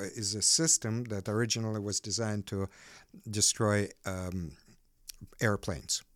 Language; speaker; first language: English; non-native, fluent; Ukrainian